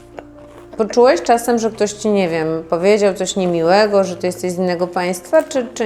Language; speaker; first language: Polish; native; Polish